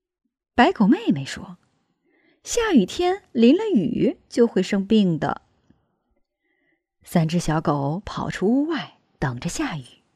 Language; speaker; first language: Chinese; native; Chinese